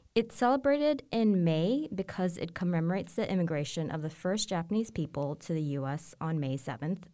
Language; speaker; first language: English; non-native, local second language; Cantonese